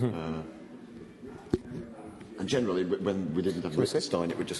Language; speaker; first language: English; native; English